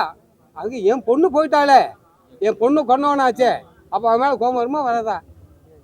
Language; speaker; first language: Tamil; native; Tamil